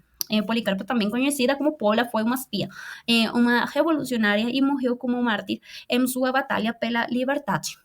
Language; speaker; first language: Portuguese; non-native, fluent; Spanish